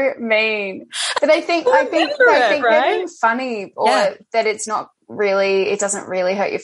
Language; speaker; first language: English; native; English